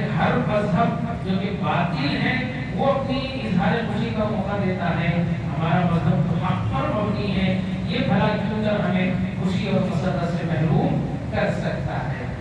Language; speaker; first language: Urdu; native; Urdu